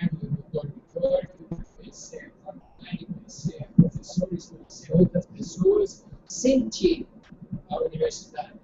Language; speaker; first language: Portuguese; non-native, fluent; English